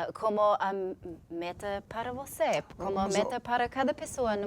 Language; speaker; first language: Portuguese; non-native, learner; English